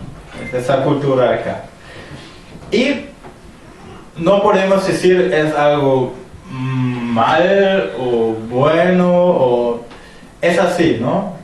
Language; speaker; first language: Spanish; non-native, fluent; German